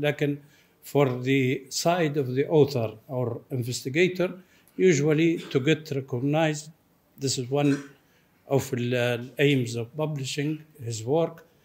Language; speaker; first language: English; non-native, fluent; Arabic